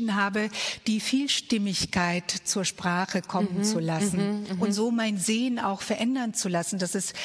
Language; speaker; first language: German; early bilingual, other home language; Croatian